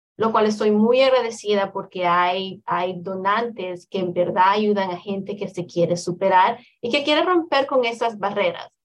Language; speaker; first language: Spanish; native; Spanish